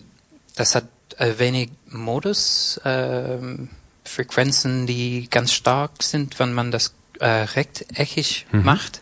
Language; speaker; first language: German; non-native, learner; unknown